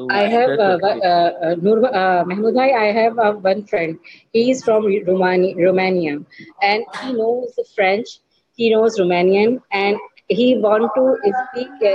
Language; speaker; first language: English; non-native, learner; Urdu